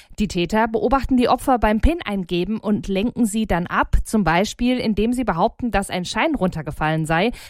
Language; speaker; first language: German; native; German